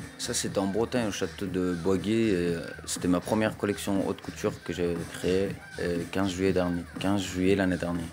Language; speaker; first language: French; non-native, fluent; Persian